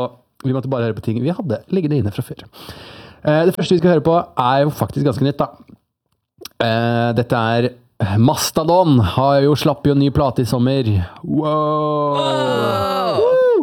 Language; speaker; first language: Norwegian; native; Norwegian